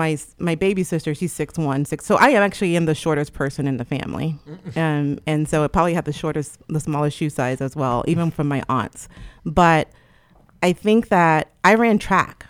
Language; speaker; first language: English; native; English